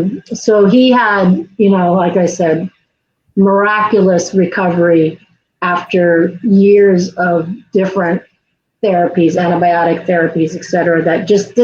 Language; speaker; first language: English; native; English